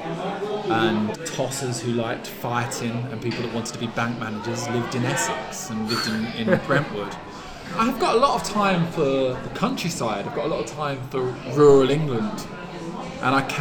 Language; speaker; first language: English; native; English